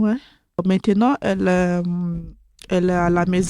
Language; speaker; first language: French; non-native, learner; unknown